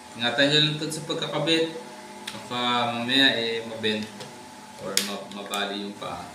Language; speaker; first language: Filipino; native; Filipino